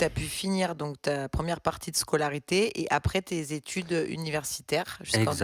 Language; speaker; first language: French; native; French